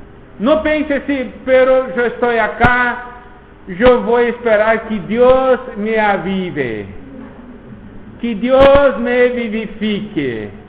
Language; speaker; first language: Spanish; non-native, fluent; Portuguese